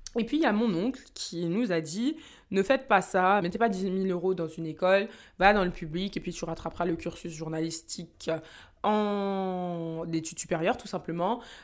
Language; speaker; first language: French; native; French